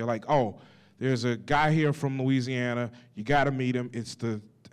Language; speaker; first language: English; native; English